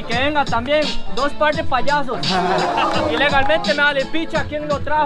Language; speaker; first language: Spanish; native; Spanish